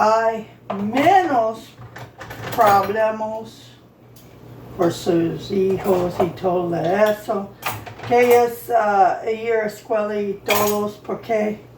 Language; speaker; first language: Spanish; non-native, learner; English